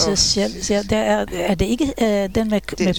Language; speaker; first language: Danish; non-native, fluent; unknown